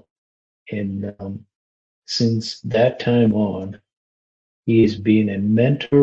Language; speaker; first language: English; non-native, local second language; Malayalam